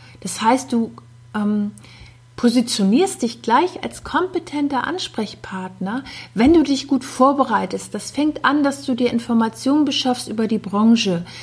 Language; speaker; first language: German; native; German